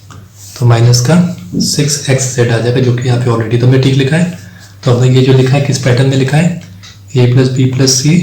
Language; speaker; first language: Hindi; native; Hindi